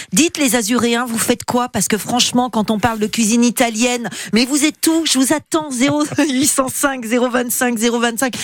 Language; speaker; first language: French; native; French